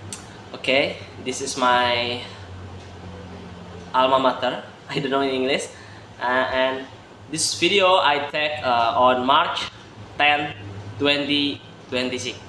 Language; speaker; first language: English; non-native, learner; Indonesian